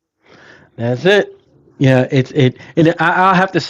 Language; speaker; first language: English; native; English